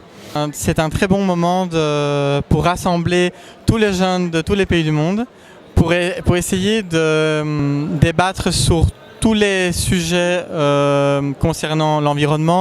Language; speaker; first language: French; non-native, fluent; Spanish